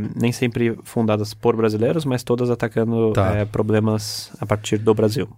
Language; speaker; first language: Portuguese; early bilingual, other home language; German